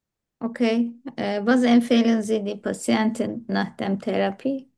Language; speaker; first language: German; non-native, fluent; Turkish